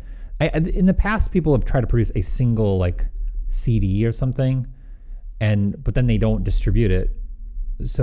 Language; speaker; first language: English; native; English